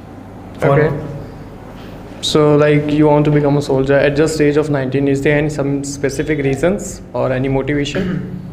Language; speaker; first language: English; non-native, local second language; Hindi